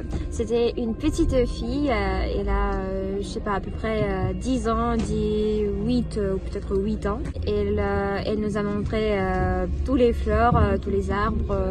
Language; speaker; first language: French; non-native, fluent; Russian